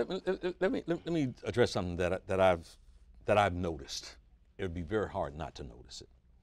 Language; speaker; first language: English; native; English